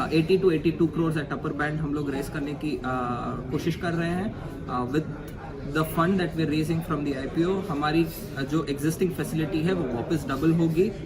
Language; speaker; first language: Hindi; non-native, local second language; Gujarati